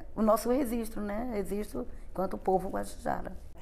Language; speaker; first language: Portuguese; non-native, local second language; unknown